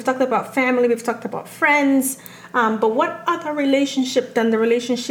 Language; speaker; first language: English; non-native, local second language; Yoruba